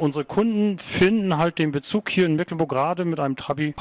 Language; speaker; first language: German; native; German